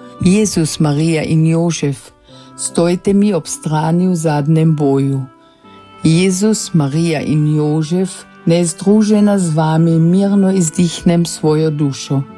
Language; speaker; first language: Slovenian; native; Slovenian